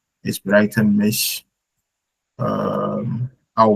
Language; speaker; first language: German; non-native, fluent; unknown